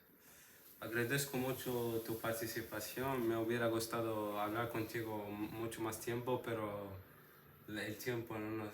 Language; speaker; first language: Spanish; non-native, fluent; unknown